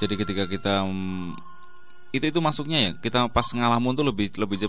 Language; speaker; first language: Indonesian; native; Indonesian